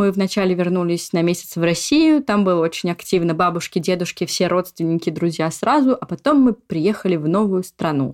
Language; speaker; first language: Russian; native; Russian